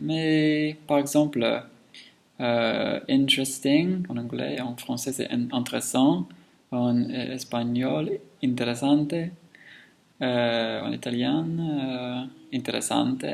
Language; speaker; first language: French; non-native, learner; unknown